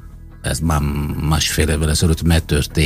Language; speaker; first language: Hungarian; non-native, fluent; Italian